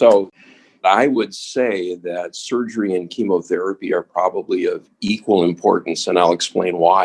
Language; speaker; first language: English; native; English